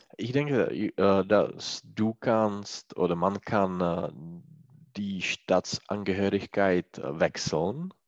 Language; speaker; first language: German; non-native, learner; Czech